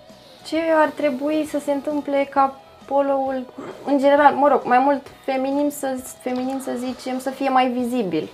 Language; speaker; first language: Romanian; native; Romanian